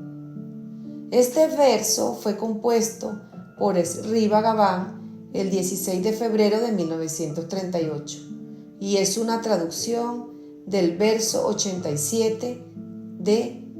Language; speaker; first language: Spanish; native; Spanish